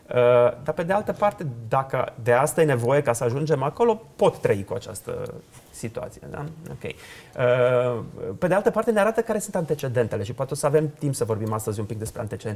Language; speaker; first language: Romanian; native; Romanian